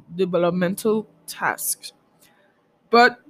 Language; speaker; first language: English; non-native, learner; Spanish